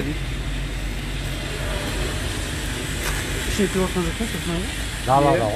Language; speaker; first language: Kazakh; native; Kazakh